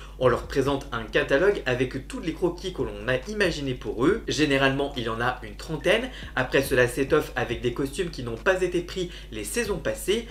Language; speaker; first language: French; native; French